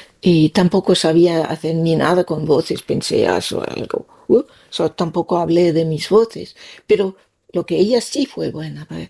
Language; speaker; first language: Spanish; non-native, learner; Danish